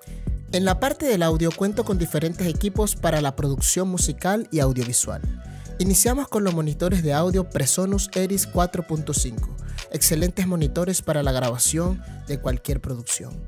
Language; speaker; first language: Spanish; native; Spanish